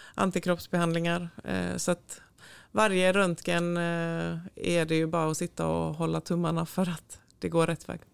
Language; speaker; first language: Swedish; native; Swedish